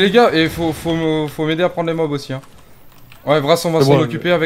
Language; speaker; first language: French; native; French